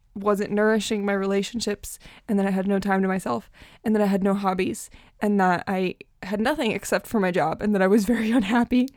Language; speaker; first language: English; early bilingual, other home language; Portuguese